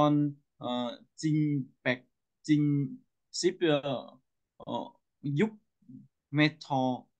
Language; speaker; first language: Korean; non-native, learner; Vietnamese